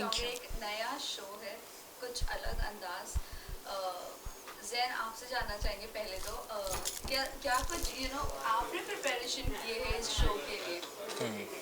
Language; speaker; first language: Hindi; native; Hindi